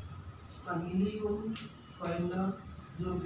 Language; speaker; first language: German; non-native, learner; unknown